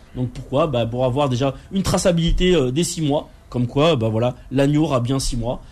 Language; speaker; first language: French; native; French